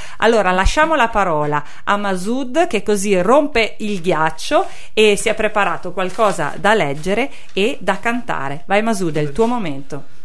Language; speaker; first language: Italian; native; Italian